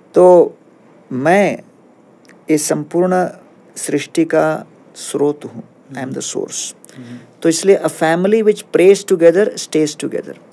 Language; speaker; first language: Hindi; non-native, local second language; Malayalam